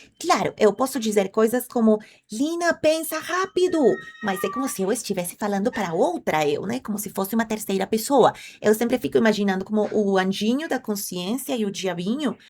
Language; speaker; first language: Portuguese; non-native, fluent; Spanish